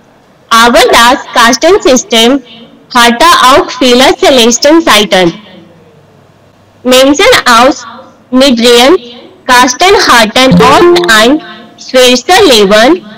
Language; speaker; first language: German; non-native, learner; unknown